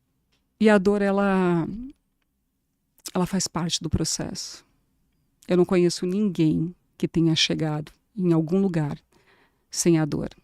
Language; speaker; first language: Portuguese; native; Portuguese